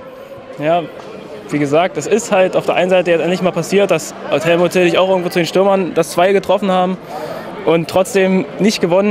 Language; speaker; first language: German; native; German